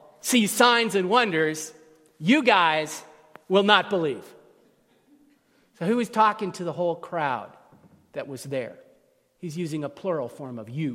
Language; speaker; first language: English; native; English